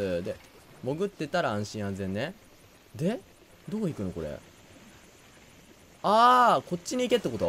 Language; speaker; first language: Japanese; native; Japanese